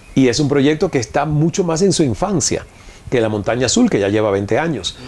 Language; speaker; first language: Spanish; native; Spanish